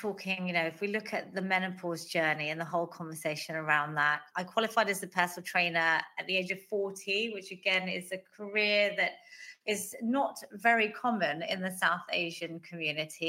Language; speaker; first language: English; native; English